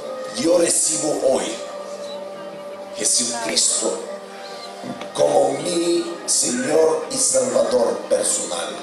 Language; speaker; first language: Spanish; non-native, fluent; Bulgarian